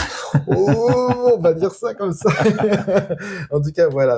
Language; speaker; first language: French; native; French